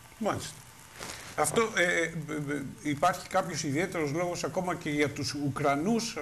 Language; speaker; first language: Greek; native; Greek